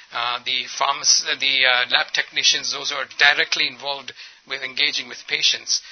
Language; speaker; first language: English; early bilingual, other home language; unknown